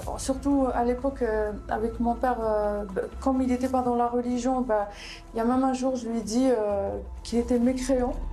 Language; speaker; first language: French; non-native, local second language; Arabic